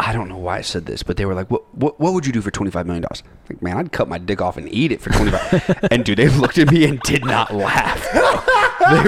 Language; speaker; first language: English; native; English